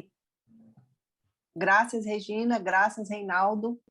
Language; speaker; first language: Spanish; non-native, fluent; Portuguese